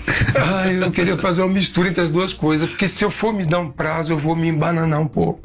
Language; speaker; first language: Portuguese; native; Portuguese